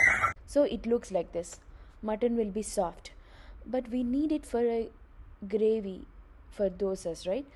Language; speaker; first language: English; non-native, local second language; Telugu